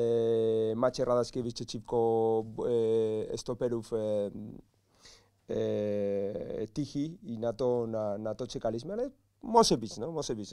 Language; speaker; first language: Polish; non-native, learner; Spanish